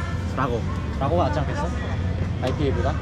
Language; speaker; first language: Korean; native; Korean